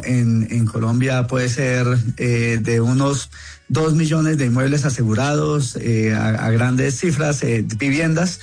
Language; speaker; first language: Spanish; native; Spanish